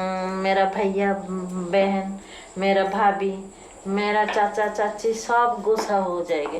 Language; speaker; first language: Hindi; non-native, local second language; Odia